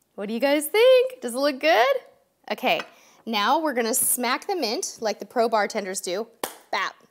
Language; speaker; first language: English; native; English